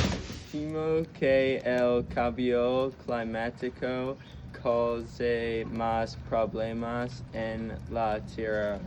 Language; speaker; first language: Spanish; non-native, learner; English